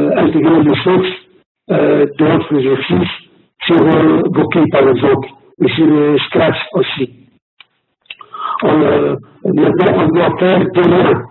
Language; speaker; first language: French; non-native, fluent; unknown